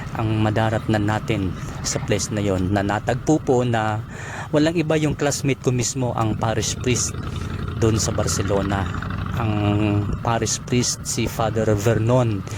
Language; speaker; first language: Filipino; non-native, local second language; Bikol